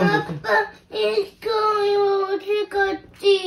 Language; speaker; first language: Korean; early bilingual, heritage; Korean